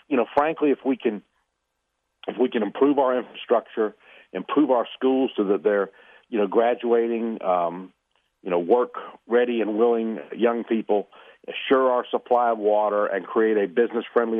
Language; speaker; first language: English; native; English